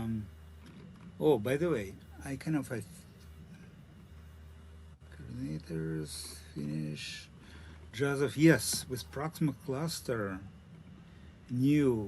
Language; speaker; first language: English; non-native, learner; Russian